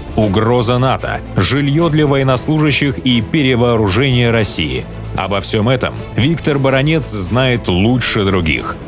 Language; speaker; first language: Russian; native; Russian